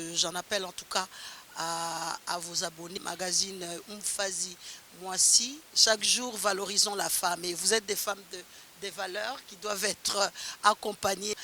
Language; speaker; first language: French; non-native, local second language; Lingala